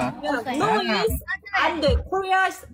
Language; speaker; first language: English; non-native, learner; Korean